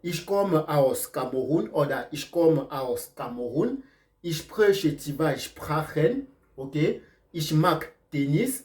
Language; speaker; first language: German; non-native, fluent; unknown